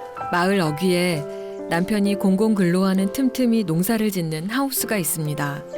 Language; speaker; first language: Korean; native; Korean